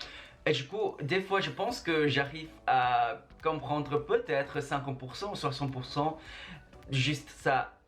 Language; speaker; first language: French; non-native, fluent; Chinese